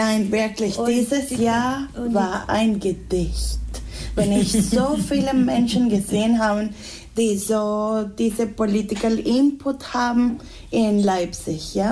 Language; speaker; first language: German; non-native, fluent; Spanish